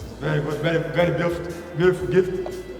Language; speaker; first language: English; non-native, learner; Portuguese